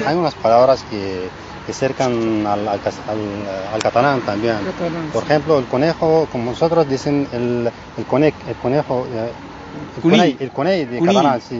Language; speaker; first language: Spanish; non-native, learner; Arabic